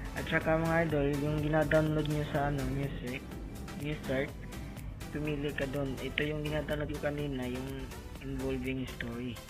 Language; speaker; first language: Filipino; non-native, local second language; Cebuano